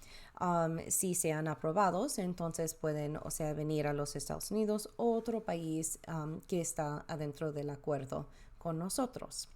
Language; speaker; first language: Spanish; early bilingual, heritage; Spanish